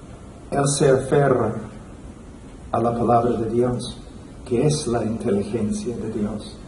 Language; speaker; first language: Spanish; non-native, fluent; English